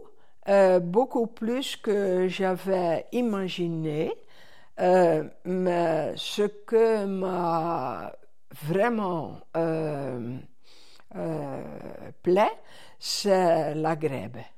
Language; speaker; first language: French; non-native, fluent; Dutch